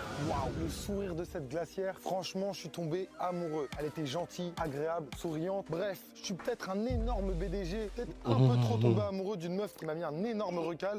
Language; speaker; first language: French; native; French